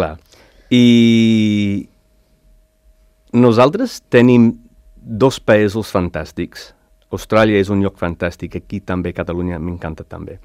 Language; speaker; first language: Catalan; non-native, learner; English